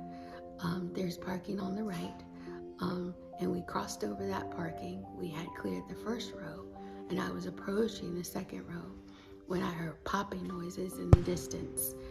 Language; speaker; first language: English; native; English